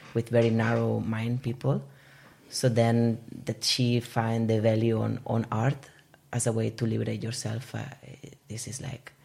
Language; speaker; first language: English; non-native, fluent; Spanish